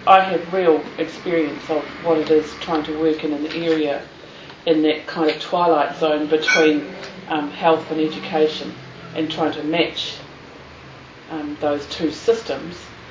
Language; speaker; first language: English; native; English